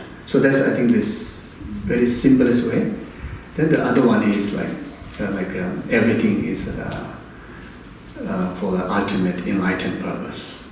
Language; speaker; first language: English; non-native, fluent; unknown